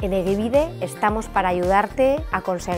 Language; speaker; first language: Spanish; native; Spanish